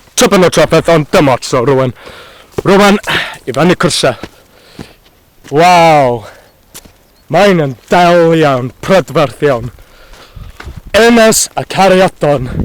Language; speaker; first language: Welsh; non-native, learner; Hungarian